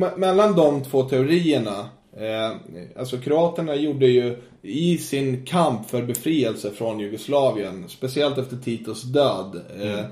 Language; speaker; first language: Swedish; native; Swedish